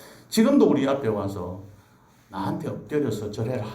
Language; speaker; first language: Korean; native; Korean